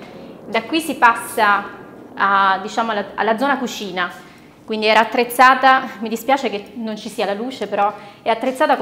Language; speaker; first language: Italian; native; Italian